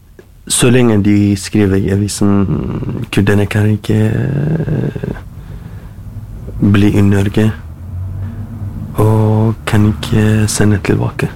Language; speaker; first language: Norwegian; non-native, learner; Kurdish